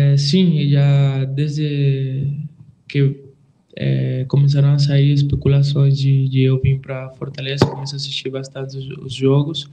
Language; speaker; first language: Portuguese; non-native, fluent; Spanish